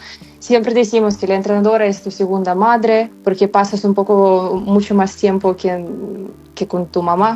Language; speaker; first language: Spanish; non-native, fluent; Ukrainian